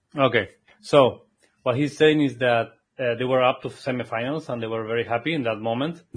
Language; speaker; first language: English; non-native, fluent; Spanish